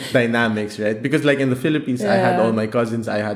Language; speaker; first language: English; non-native, local second language; Filipino